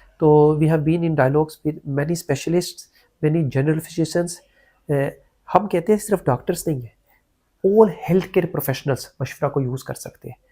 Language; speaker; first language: Urdu; early bilingual, heritage; Urdu